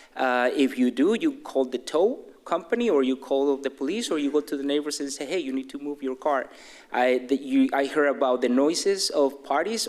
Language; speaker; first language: English; non-native, fluent; Spanish